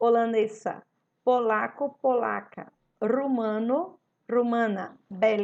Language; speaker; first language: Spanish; non-native, learner; Portuguese